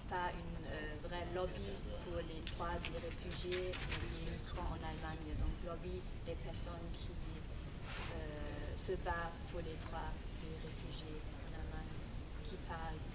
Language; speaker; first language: French; non-native, fluent; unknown